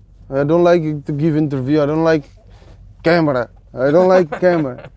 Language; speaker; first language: English; non-native, fluent; Portuguese